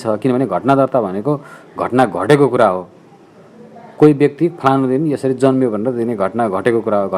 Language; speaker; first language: Nepali; native; Nepali